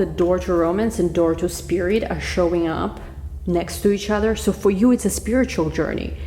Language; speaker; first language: English; non-native, fluent; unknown